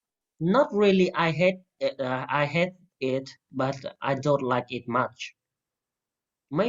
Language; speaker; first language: English; non-native, fluent; Vietnamese